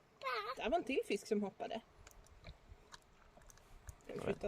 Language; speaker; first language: Swedish; native; Swedish